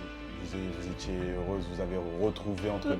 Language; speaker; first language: French; native; French